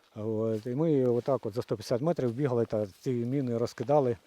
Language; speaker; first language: Ukrainian; native; Ukrainian